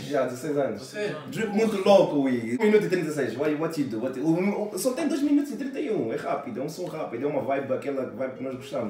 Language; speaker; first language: Portuguese; native; Portuguese